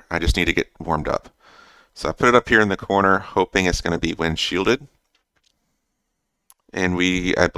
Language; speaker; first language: English; native; English